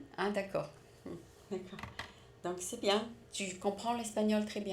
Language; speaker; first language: French; native; French